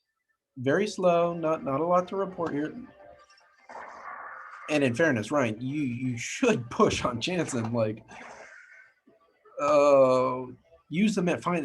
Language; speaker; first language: English; native; English